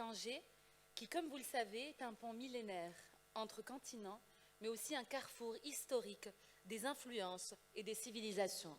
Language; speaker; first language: French; non-native, local second language; Arabic